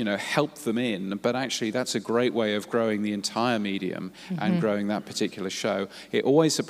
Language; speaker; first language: English; native; English